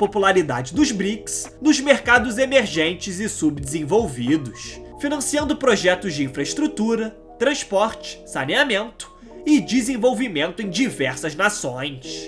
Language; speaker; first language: Portuguese; native; Portuguese